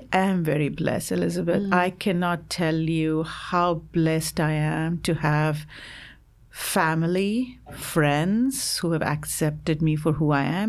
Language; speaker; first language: English; non-native, local second language; Assamese